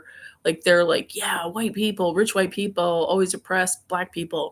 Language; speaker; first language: English; native; English